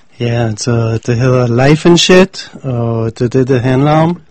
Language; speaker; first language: Danish; non-native, fluent; English